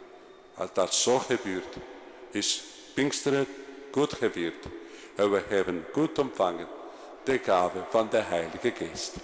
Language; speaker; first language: Dutch; non-native, fluent; Spanish